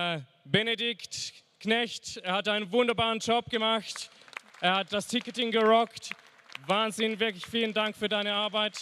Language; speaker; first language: German; native; German